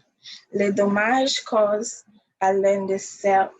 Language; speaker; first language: French; non-native, learner; English